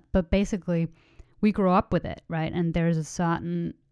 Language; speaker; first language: English; non-native, fluent; German